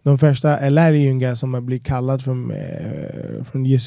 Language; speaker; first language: Swedish; non-native, fluent; Spanish